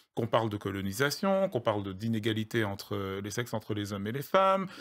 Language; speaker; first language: French; native; French